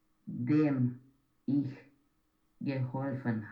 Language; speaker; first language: German; non-native, learner; Romanian